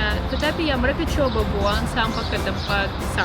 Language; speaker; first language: Indonesian; non-native, fluent; Russian